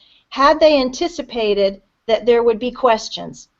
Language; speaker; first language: English; native; English